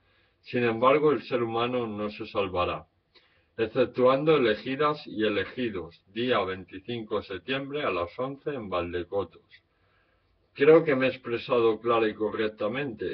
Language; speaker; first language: Spanish; native; Spanish